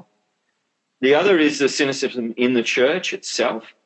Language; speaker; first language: English; native; English